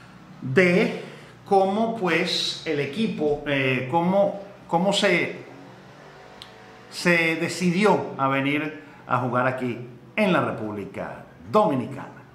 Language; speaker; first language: Spanish; native; Spanish